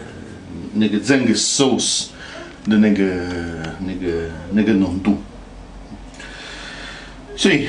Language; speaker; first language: Chinese; non-native, fluent; Italian